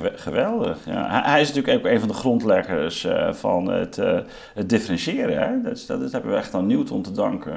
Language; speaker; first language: Dutch; native; Dutch